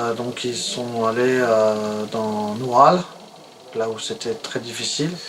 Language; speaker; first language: French; early bilingual, other home language; Polish